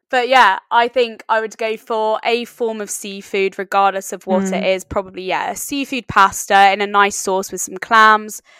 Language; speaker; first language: English; native; English